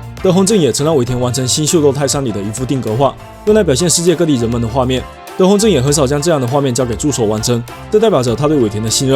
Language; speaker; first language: Chinese; native; Chinese